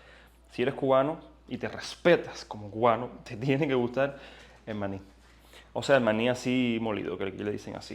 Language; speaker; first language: Spanish; native; Spanish